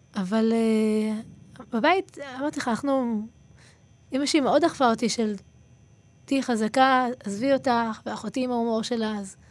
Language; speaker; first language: Hebrew; native; Hebrew